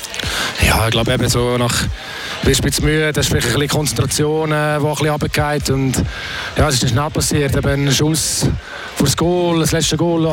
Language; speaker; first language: German; native; German